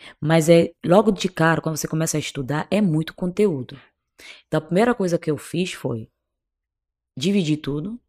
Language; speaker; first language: Portuguese; non-native, local second language; Kabuverdianu